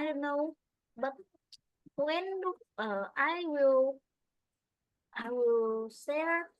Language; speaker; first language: English; non-native, learner; Vietnamese